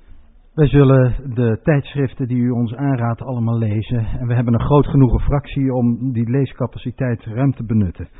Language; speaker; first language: Dutch; native; Dutch